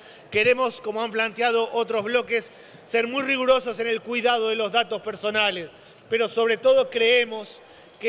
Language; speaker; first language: Spanish; native; Spanish